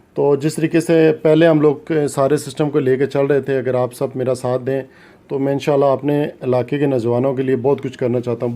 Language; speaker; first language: Urdu; non-native, local second language; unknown